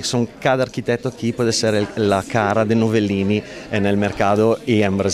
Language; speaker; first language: Portuguese; non-native, learner; Italian